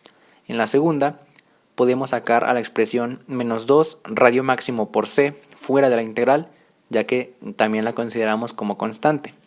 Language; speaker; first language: Spanish; native; Spanish